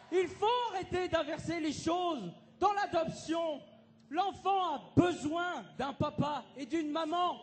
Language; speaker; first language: French; native; French